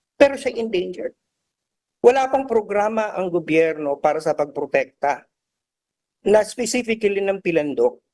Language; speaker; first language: Filipino; native; Filipino